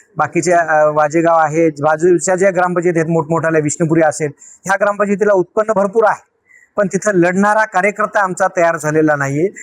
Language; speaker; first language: Marathi; native; Marathi